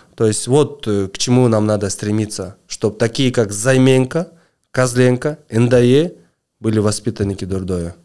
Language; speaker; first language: Russian; non-native, local second language; Kyrgyz